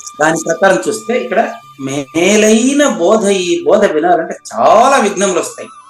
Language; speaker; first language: Telugu; non-native, local second language; Tamil